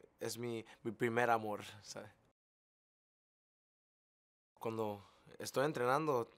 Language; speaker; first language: Spanish; early bilingual, heritage; English